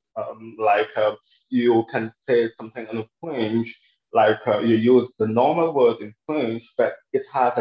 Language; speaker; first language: English; non-native, local second language; French